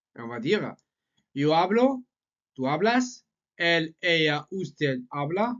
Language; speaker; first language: Spanish; non-native, fluent; French